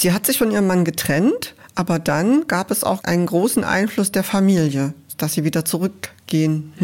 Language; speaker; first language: German; native; German